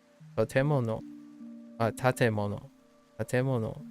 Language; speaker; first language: Chinese; non-native, learner; English